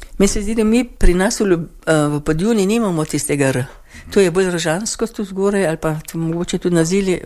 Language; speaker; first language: Slovenian; native; Slovenian